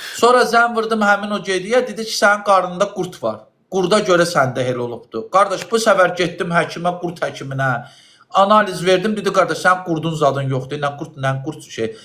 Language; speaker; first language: Azerbaijani; native; Azerbaijani